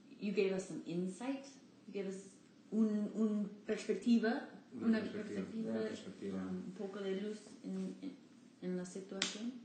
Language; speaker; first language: Spanish; non-native, learner; English